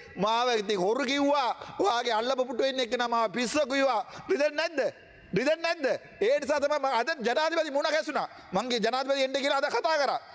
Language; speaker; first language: Sinhala; non-native, local second language; Tamil